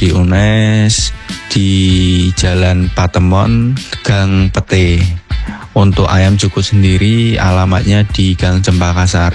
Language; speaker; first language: Indonesian; native; Indonesian